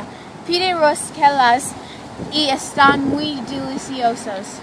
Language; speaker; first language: Spanish; non-native, learner; English